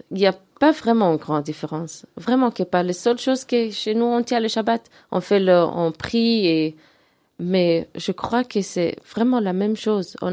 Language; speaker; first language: French; non-native, local second language; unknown